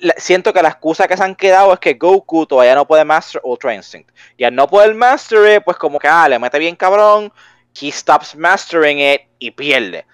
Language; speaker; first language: Spanish; native; Spanish